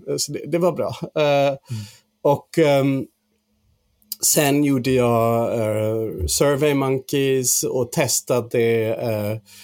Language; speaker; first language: Swedish; non-native, fluent; English